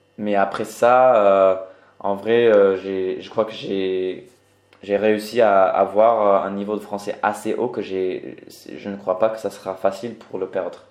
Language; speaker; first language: French; early bilingual, other home language; English